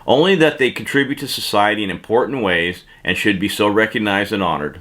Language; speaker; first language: English; native; English